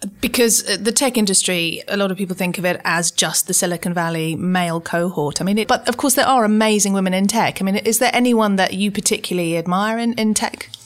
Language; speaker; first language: English; native; English